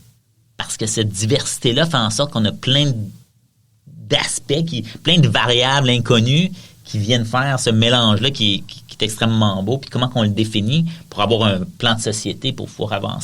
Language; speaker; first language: French; native; French